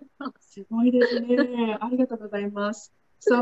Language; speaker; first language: Japanese; non-native, fluent; English